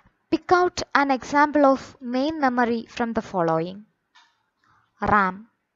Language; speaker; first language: English; non-native, local second language; Malayalam